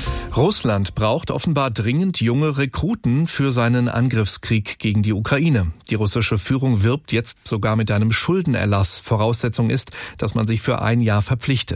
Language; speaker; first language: German; native; German